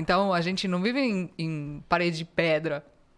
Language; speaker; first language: Portuguese; non-native, fluent; Italian